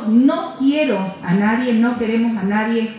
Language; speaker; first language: Spanish; native; Spanish